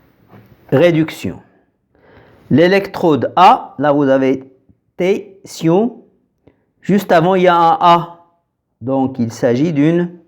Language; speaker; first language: French; non-native, local second language; Arabic